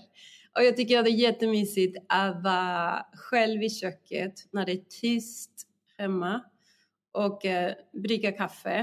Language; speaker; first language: Swedish; non-native, fluent; Spanish